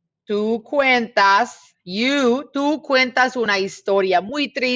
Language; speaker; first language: Spanish; non-native, fluent; English